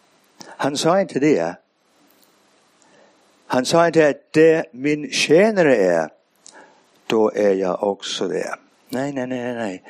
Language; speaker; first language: Swedish; non-native, fluent; English